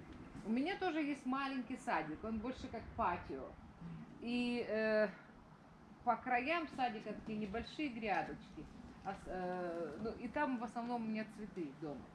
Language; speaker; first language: Russian; native; Russian